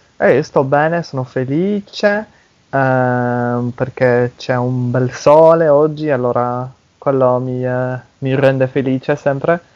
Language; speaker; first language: Italian; non-native, fluent; English